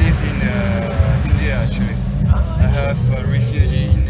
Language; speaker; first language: English; non-native, learner; Tibetan